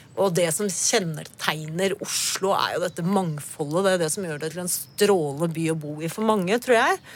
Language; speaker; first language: Norwegian; early bilingual, other home language; Spanish